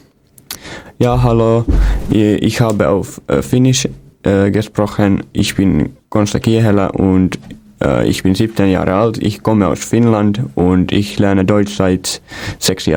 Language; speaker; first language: German; non-native, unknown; Finnish